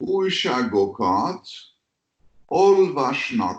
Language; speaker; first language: Hungarian; non-native, learner; French